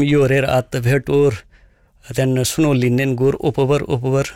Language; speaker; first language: Norwegian; non-native, fluent; Nepali